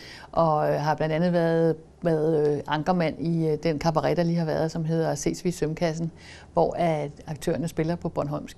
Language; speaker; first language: Danish; native; Danish